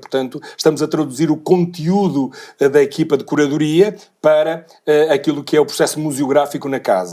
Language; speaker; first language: Portuguese; native; Portuguese